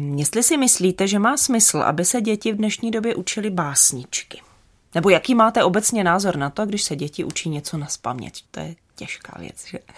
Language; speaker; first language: Czech; native; Czech